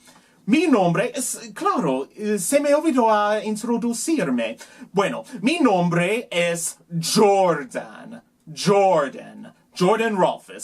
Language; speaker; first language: Spanish; non-native, learner; English